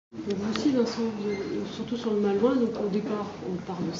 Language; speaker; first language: French; native; French